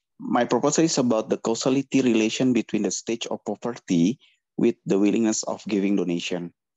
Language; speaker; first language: English; non-native, fluent; Indonesian